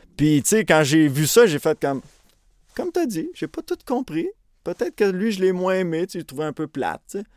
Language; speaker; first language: French; early bilingual, other home language; Spanish